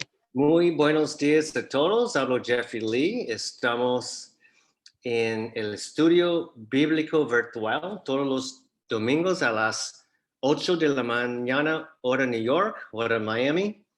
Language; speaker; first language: Spanish; non-native, fluent; English